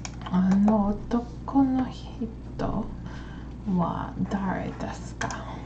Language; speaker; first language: Japanese; non-native, learner; English